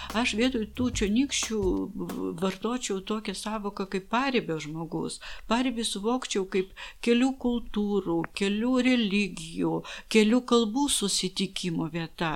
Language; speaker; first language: Lithuanian; non-native, local second language; Polish